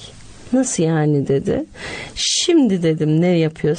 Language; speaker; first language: Turkish; native; Turkish